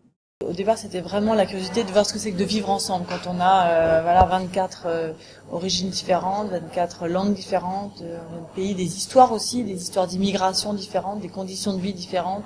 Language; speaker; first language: French; native; French